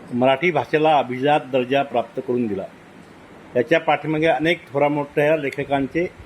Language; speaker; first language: Marathi; native; Marathi